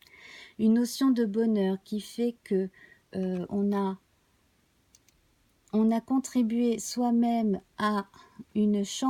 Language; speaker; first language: French; native; French